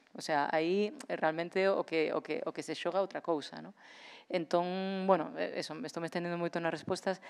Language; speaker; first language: Galician; non-native, local second language; Spanish